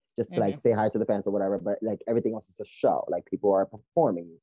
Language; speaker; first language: English; early bilingual, other home language; Spanish